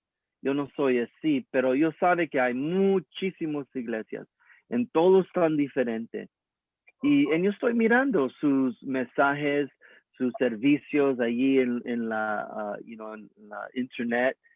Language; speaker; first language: Spanish; early bilingual, heritage; English